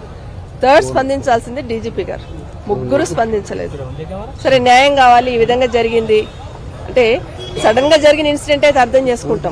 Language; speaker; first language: Telugu; native; Telugu